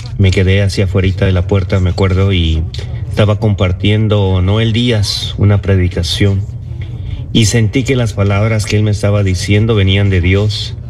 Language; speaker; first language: Spanish; early bilingual, other home language; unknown